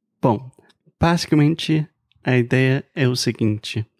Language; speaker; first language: Portuguese; non-native, fluent; English